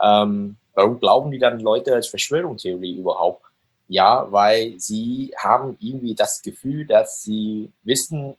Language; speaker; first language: German; non-native, fluent; Vietnamese